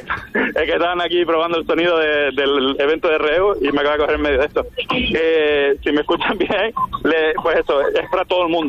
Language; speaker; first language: Spanish; non-native, local second language; Catalan